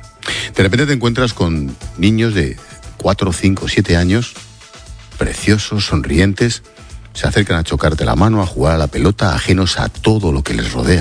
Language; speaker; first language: Spanish; native; Spanish